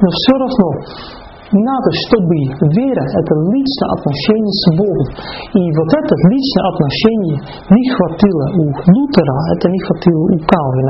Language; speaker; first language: Russian; non-native, fluent; Dutch